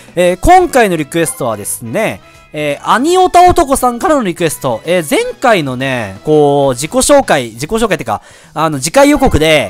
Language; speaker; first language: Japanese; native; Japanese